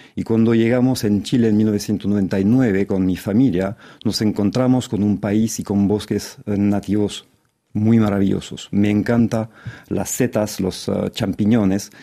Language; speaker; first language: Spanish; non-native, fluent; French